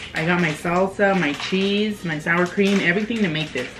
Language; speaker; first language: English; early bilingual, other home language; Spanish